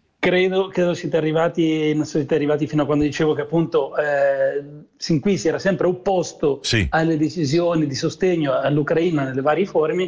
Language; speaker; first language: Italian; native; Italian